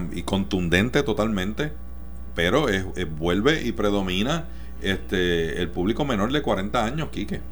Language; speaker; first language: Spanish; native; Spanish